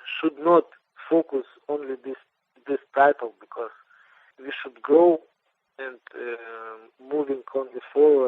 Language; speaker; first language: English; non-native, learner; Russian